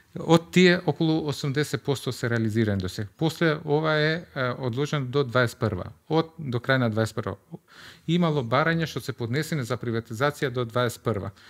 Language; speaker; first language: Macedonian; non-native, local second language; Albanian